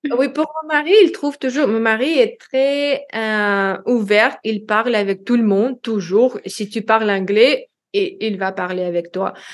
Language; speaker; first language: French; non-native, learner; Russian